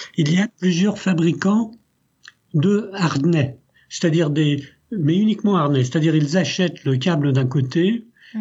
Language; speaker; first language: French; early bilingual, other home language; Italian